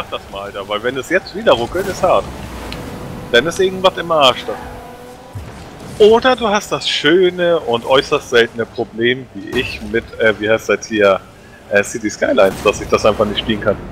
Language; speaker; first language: German; native; German